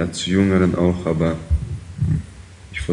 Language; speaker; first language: German; early bilingual, other home language; Ukrainian